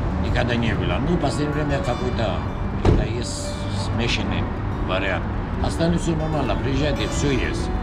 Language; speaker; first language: Russian; non-native, fluent; Georgian